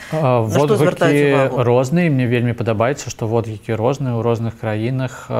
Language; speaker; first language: Belarusian; non-native, local second language; Russian